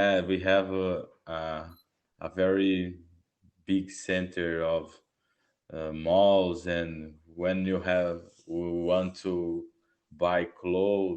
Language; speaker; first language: English; non-native, learner; Portuguese